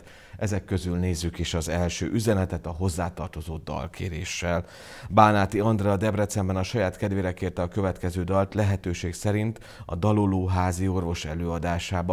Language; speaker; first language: Hungarian; native; Hungarian